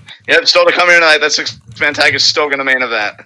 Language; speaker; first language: English; native; English